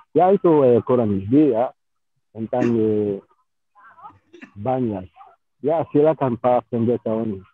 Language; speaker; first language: Indonesian; non-native, fluent; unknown